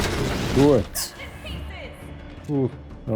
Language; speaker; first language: German; native; German